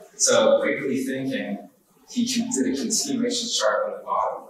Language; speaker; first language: English; native; English